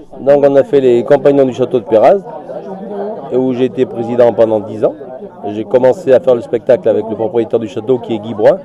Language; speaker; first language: French; native; French